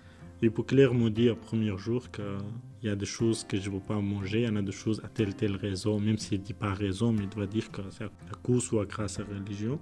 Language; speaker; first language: French; non-native, learner; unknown